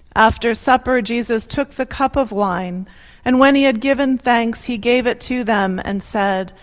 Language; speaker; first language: English; native; English